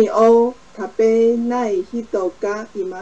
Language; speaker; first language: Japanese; non-native, learner; Chinese